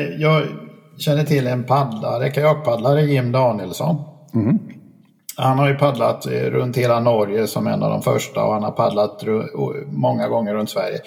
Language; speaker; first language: Swedish; native; Swedish